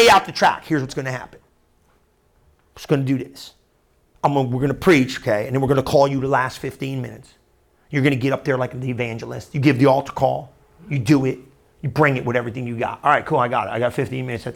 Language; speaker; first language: English; native; English